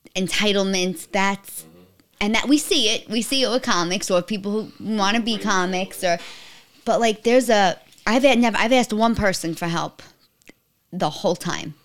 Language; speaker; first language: English; native; English